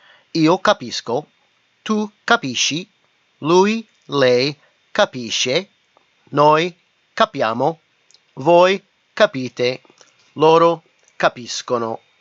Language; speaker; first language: Italian; non-native, fluent; English